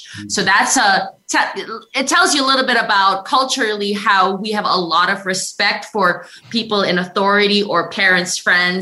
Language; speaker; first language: English; non-native, local second language; Filipino